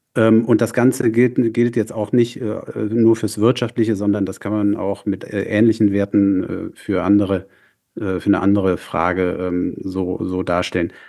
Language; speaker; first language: German; native; German